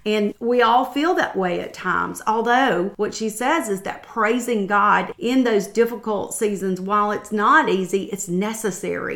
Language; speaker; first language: English; native; English